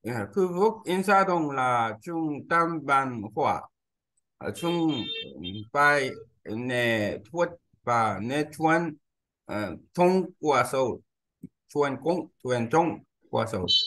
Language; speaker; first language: Vietnamese; non-native, learner; Korean